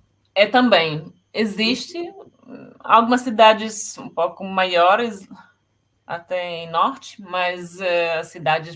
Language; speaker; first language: Portuguese; non-native, fluent; Finnish